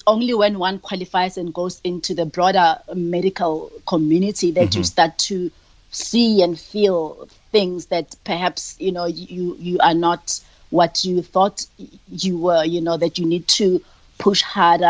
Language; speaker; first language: English; non-native, local second language; Tswana